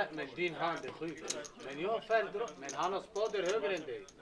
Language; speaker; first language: Swedish; native; Swedish